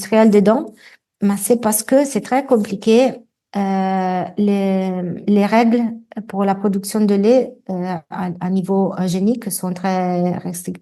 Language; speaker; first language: French; non-native, fluent; Italian